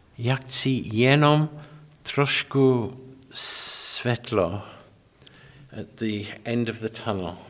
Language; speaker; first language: Czech; non-native, learner; English